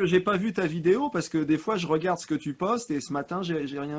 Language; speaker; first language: French; native; French